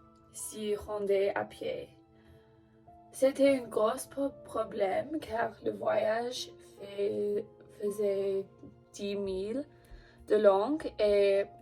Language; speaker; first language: French; non-native, learner; English